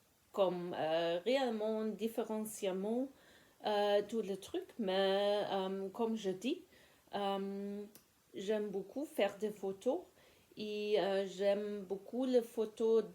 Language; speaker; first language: French; non-native, fluent; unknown